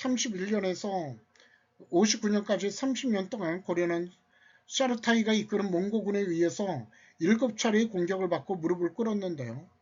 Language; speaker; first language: Korean; native; Korean